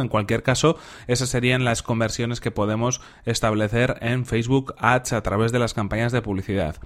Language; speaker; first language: Spanish; native; Spanish